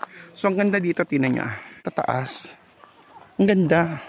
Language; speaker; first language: Filipino; native; Filipino